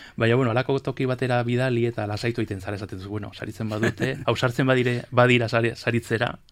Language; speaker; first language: Basque; non-native, local second language; Spanish